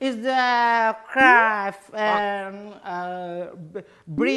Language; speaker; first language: English; non-native, learner; Indonesian